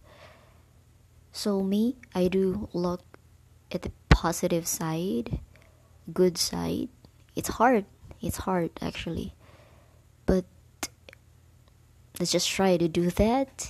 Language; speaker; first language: English; non-native, local second language; Cebuano